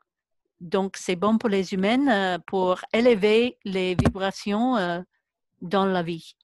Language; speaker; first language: French; non-native, learner; English